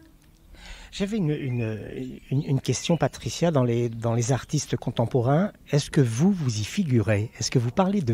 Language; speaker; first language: French; native; French